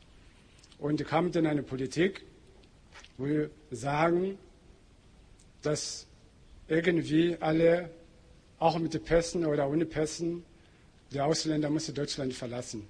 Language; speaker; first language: German; non-native, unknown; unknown